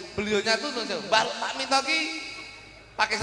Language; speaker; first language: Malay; non-native, local second language; Javanese